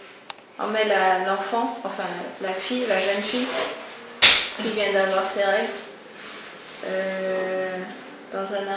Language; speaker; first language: French; non-native, local second language; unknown